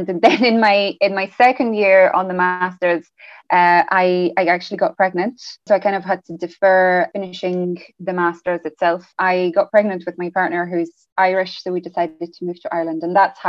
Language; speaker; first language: English; non-native, fluent; French